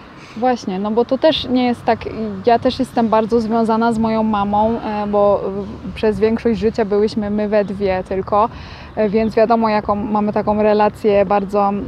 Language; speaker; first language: Polish; native; Polish